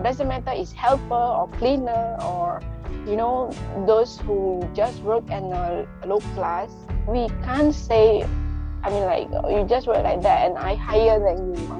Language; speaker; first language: English; non-native, local second language; Indonesian